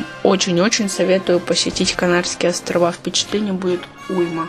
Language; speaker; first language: Russian; native; Russian